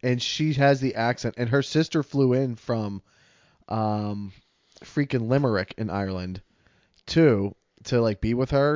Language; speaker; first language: English; native; English